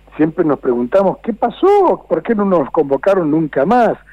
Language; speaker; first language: Spanish; native; Spanish